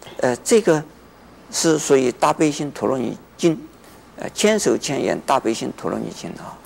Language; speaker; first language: Chinese; native; Chinese